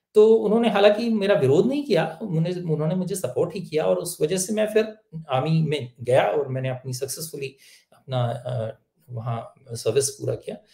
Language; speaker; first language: Hindi; native; Hindi